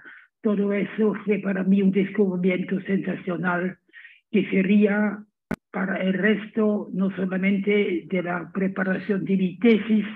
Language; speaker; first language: Spanish; non-native, fluent; German